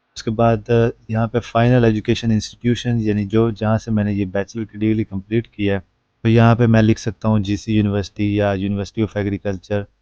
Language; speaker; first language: Urdu; native; Urdu